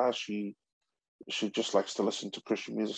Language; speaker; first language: English; native; English